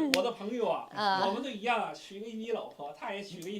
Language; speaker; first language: Chinese; native; Chinese